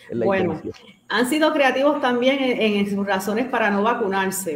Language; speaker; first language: Spanish; native; Spanish